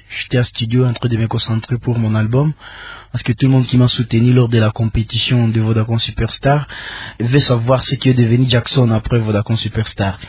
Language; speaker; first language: French; non-native, local second language; Nande